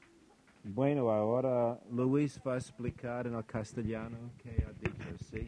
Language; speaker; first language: Spanish; non-native, fluent; English